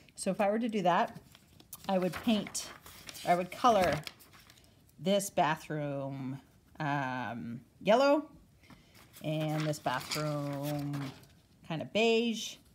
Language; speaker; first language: English; native; English